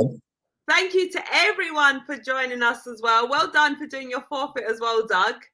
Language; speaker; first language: English; native; English